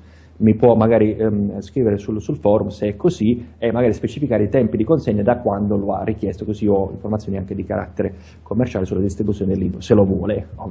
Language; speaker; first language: Italian; native; Italian